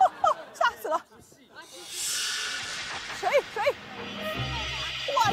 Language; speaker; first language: Chinese; native; Chinese